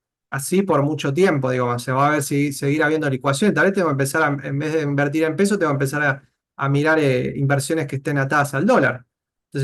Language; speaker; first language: Spanish; native; Spanish